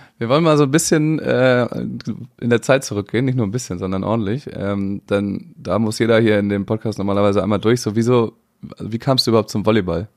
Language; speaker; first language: German; native; German